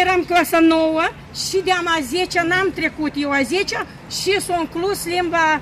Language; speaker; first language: Romanian; non-native, local second language; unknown